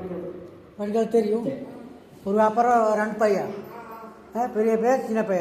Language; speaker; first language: Tamil; non-native, learner; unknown